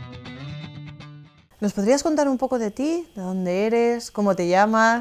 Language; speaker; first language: Spanish; native; Spanish